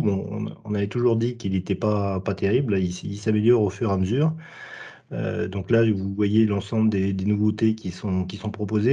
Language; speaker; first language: French; native; French